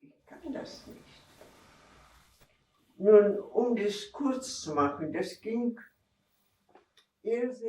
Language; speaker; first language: German; non-native, fluent; Czech